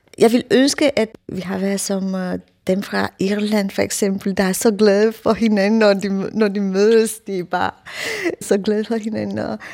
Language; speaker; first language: Danish; non-native, fluent; Romanian